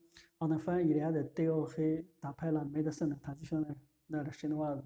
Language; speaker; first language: French; non-native, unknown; Chinese